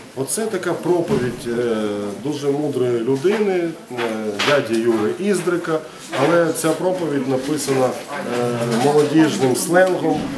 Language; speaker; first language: Ukrainian; non-native, local second language; Russian